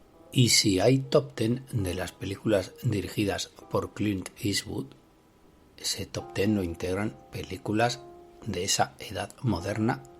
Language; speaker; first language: Spanish; native; Spanish